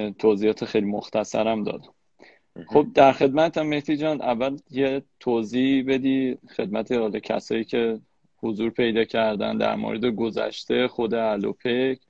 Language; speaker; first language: Persian; native; Persian